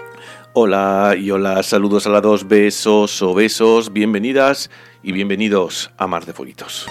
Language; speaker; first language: Spanish; native; Spanish